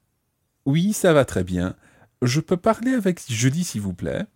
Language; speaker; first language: French; non-native, fluent; English